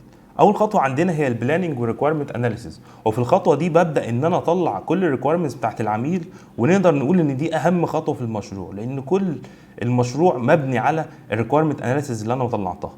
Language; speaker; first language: Arabic; native; Arabic